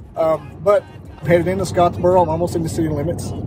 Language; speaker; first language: English; native; English